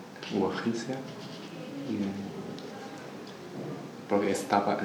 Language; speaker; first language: Spanish; non-native, learner; Chinese